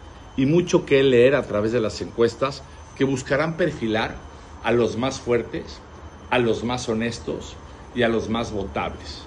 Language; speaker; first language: Spanish; native; Spanish